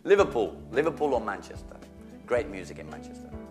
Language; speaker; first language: English; native; English